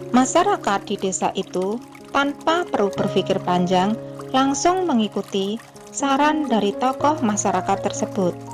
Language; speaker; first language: Indonesian; native; Indonesian